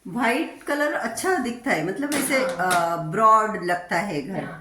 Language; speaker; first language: Hindi; non-native, local second language; Marathi